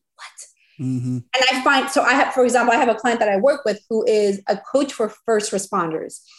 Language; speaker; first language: English; non-native, fluent; Spanish